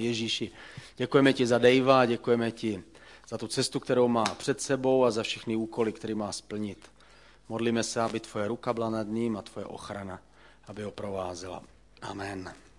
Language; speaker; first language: Czech; native; Czech